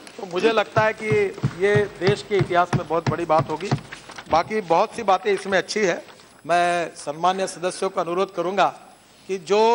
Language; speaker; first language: Hindi; non-native, local second language; Marathi